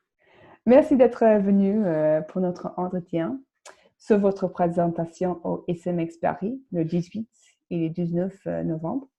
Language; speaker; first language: French; non-native, fluent; English